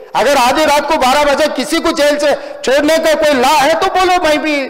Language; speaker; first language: Hindi; non-native, local second language; Telugu